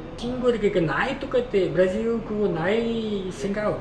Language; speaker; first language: Korean; non-native, learner; Portuguese